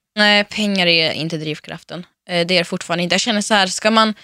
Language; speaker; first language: Swedish; early bilingual, other home language; Russian